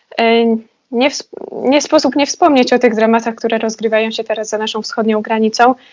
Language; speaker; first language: Polish; native; Polish